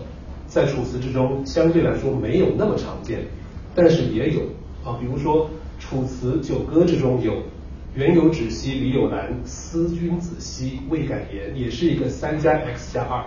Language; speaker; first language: Chinese; native; Chinese